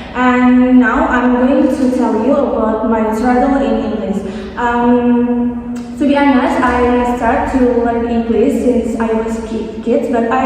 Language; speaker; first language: English; non-native, fluent; Indonesian